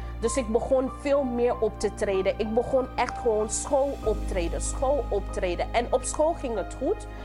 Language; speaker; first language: Dutch; non-native, local second language; English